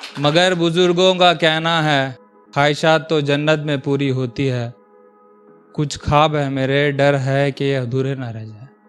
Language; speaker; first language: Hindi; non-native, local second language; Urdu